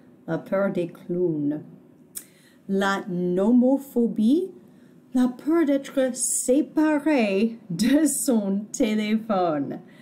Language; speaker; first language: French; non-native, fluent; English